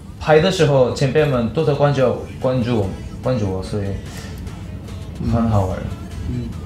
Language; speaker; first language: Chinese; non-native, learner; Korean